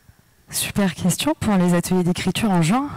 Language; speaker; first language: French; native; French